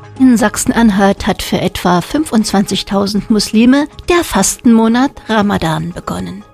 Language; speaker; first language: German; native; German